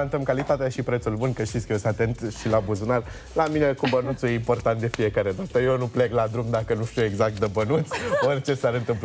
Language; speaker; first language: Romanian; native; Romanian